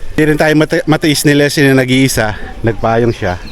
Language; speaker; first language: Filipino; native; Filipino